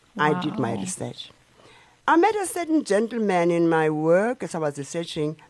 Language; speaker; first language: English; non-native, local second language; Xhosa